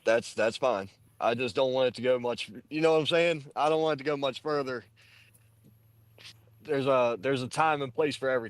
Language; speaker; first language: English; native; English